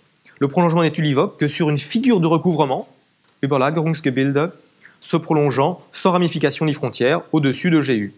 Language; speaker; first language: French; native; French